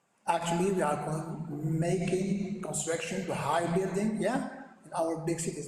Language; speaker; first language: English; non-native, learner; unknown